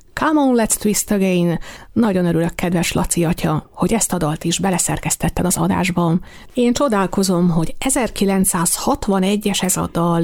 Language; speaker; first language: Hungarian; native; Hungarian